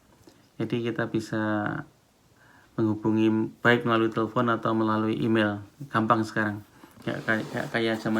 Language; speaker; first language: Indonesian; non-native, local second language; Javanese